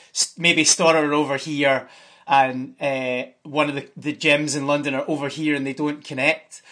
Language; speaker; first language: English; native; English